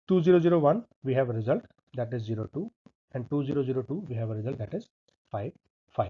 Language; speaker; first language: English; non-native, local second language; Hindi